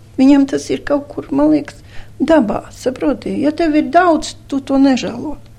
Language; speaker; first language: Latvian; non-native, local second language; Russian